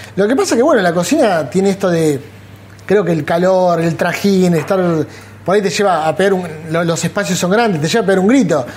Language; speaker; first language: Spanish; native; Spanish